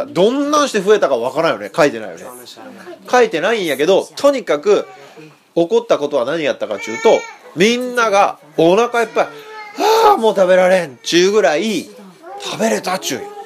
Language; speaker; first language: Japanese; native; Japanese